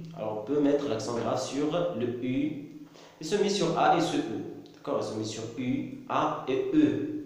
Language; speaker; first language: French; non-native, local second language; Arabic